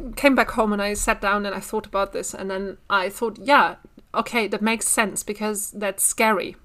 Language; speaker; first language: English; non-native, fluent; German